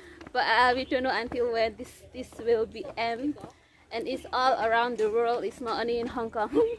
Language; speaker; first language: English; non-native, learner; Indonesian